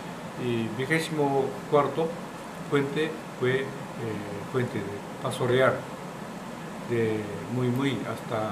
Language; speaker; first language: Spanish; non-native, learner; Japanese